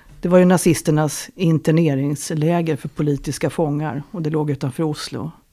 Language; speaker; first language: Swedish; native; Swedish